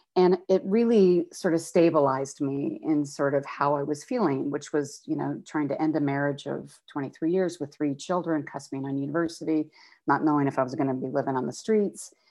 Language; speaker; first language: English; native; English